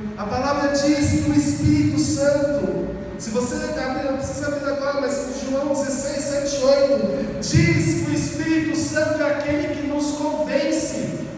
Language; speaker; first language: Portuguese; native; Portuguese